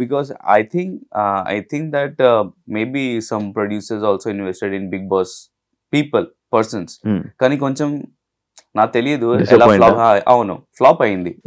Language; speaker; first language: Telugu; non-native, learner; Hindi